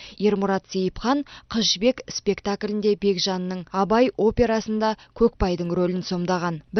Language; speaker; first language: Kazakh; native; Kazakh